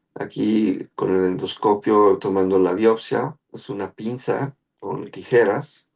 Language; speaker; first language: Spanish; native; Spanish